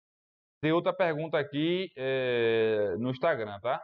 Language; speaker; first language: Portuguese; native; Portuguese